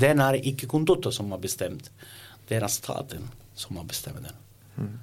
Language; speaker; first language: Norwegian; non-native, learner; Italian